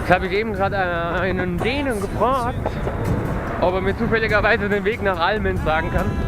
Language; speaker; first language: German; native; German